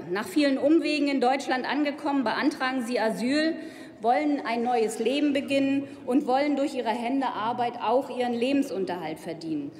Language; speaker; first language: German; native; German